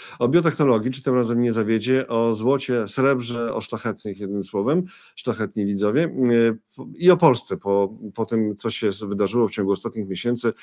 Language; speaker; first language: Polish; native; Polish